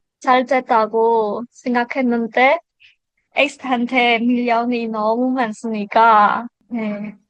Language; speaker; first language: Korean; non-native, learner; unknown